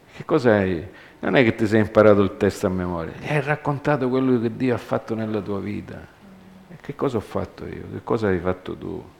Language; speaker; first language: Italian; early bilingual, heritage; Italian